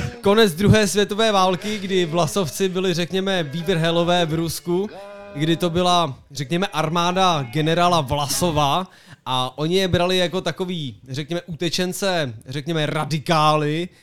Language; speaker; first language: Czech; native; Czech